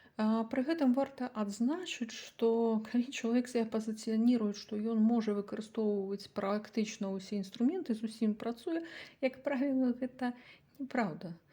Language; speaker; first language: Belarusian; native; Belarusian